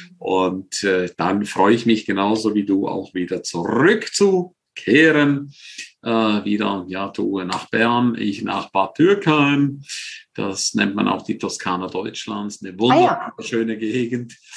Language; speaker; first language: German; non-native, local second language; Romansh